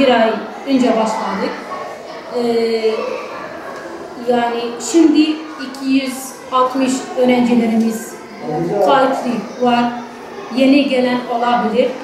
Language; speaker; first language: Turkish; non-native, learner; Arabic